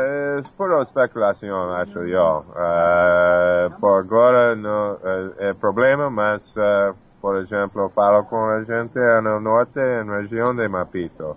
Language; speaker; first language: Portuguese; non-native, fluent; English